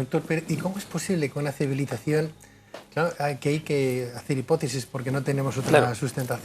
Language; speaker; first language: Spanish; native; Spanish